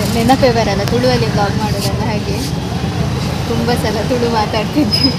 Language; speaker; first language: Kannada; non-native, local second language; Tulu